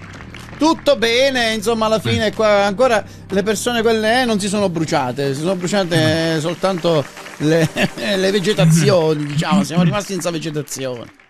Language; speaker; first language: Italian; native; Italian